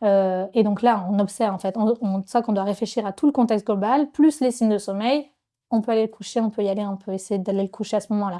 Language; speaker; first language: French; native; French